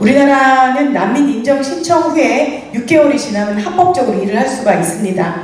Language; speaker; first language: Korean; native; Korean